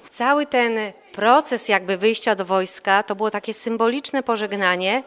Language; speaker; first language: Polish; native; Polish